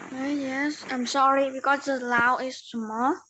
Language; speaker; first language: English; non-native, learner; Vietnamese